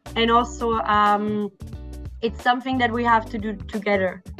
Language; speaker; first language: English; non-native, fluent; German